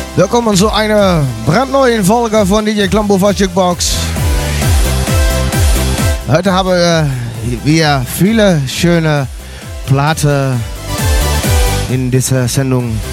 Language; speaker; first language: German; non-native, learner; Dutch